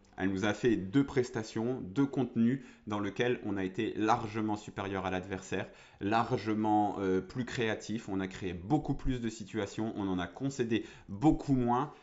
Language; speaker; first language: French; native; French